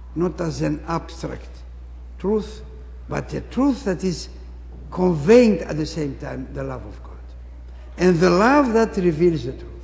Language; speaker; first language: English; non-native, fluent; Greek